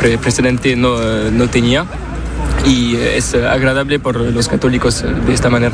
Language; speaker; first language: Spanish; non-native, learner; French